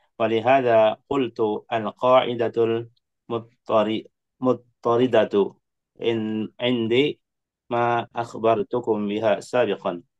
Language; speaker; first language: Arabic; non-native, fluent; Indonesian